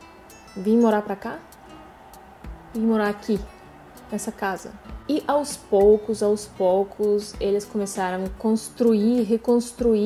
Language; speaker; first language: Portuguese; non-native, fluent; Russian